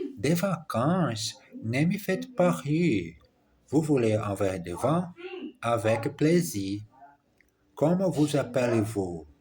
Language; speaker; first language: French; non-native, learner; Portuguese